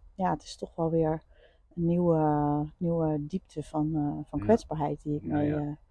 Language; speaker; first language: Dutch; native; Dutch